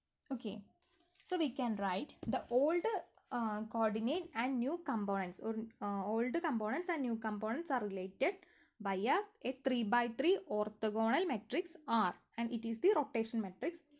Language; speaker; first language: English; non-native, local second language; Malayalam